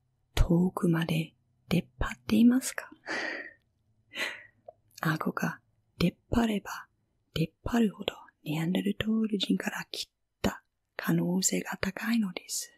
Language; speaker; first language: Japanese; non-native, fluent; English